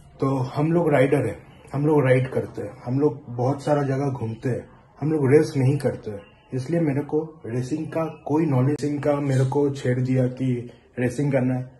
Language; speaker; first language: Hindi; non-native, local second language; Bangla